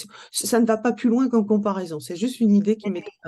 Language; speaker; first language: French; native; French